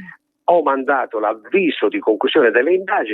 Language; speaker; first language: Italian; native; Italian